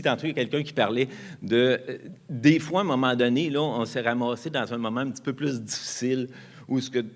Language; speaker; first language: French; native; French